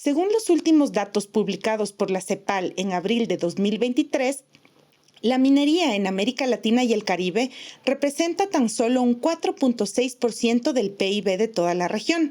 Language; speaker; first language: Spanish; native; Spanish